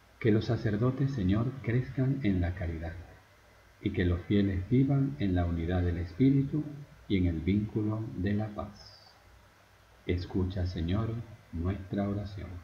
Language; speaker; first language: Spanish; native; Spanish